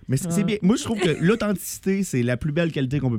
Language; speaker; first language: French; native; French